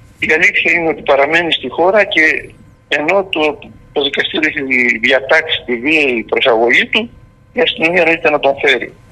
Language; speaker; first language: Greek; native; Greek